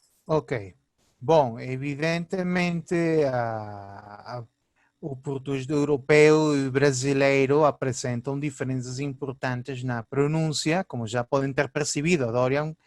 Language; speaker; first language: Portuguese; early bilingual, heritage; Portuguese